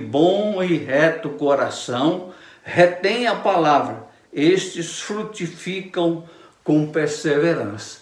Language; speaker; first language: Portuguese; native; Portuguese